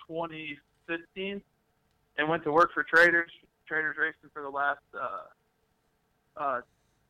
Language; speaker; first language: English; native; English